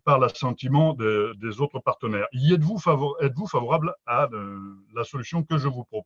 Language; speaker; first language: French; native; French